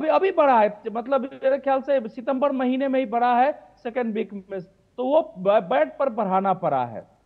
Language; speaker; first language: Hindi; native; Hindi